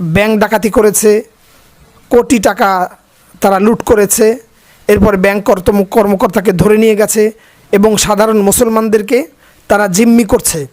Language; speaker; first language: Bangla; native; Bangla